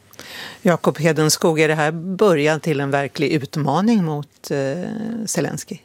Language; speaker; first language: Swedish; native; Swedish